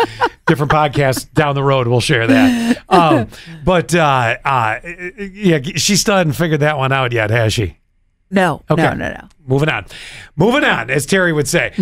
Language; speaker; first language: English; native; English